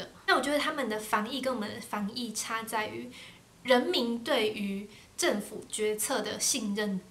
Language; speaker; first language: Chinese; native; Chinese